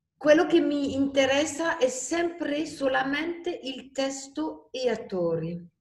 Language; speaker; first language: Italian; non-native, fluent; French